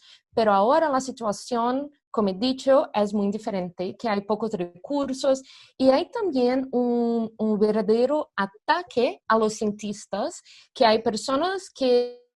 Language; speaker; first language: Spanish; non-native, fluent; Portuguese